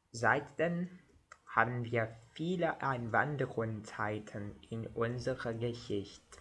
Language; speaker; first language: German; non-native, learner; Portuguese